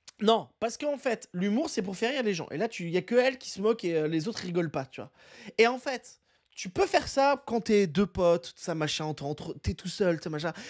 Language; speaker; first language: French; native; French